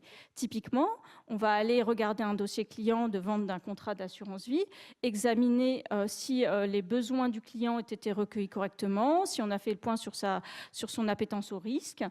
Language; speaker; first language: French; native; French